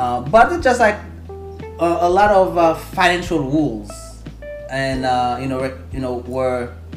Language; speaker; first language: English; non-native, fluent; Haitian Creole